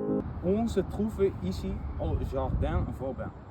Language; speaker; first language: French; non-native, learner; Dutch